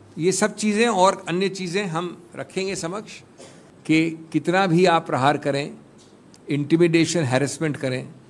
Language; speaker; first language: Hindi; native; Hindi